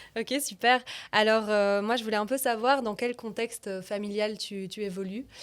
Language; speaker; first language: French; native; French